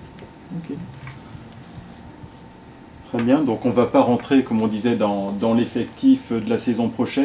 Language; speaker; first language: French; native; French